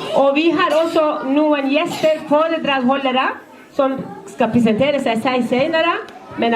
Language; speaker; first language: Swedish; non-native, fluent; Somali